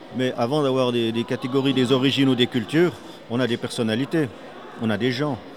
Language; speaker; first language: French; native; French